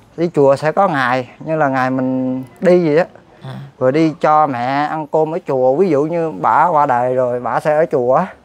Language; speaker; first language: Vietnamese; non-native, local second language; Khmer